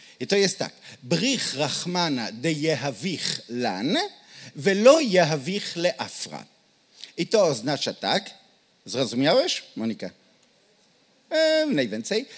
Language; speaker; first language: Polish; non-native, learner; Hebrew